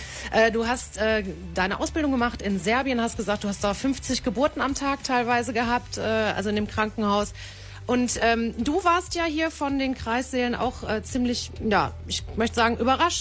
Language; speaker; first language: German; native; German